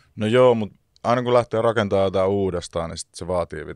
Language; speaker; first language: Finnish; native; Finnish